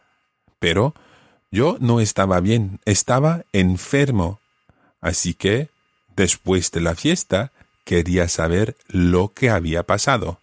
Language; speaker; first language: Spanish; non-native, fluent; English